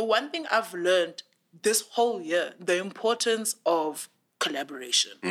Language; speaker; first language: English; non-native, local second language; Zulu